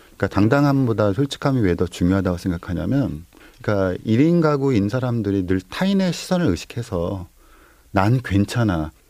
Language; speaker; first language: Korean; native; Korean